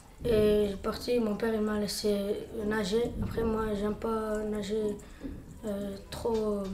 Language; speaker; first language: French; non-native, learner; Arabic